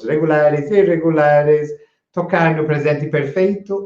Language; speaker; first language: Portuguese; non-native, fluent; English